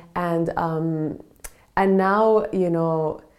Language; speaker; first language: English; non-native, fluent; Arabic